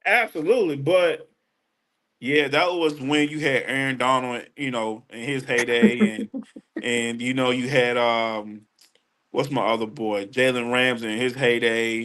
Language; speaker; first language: English; native; English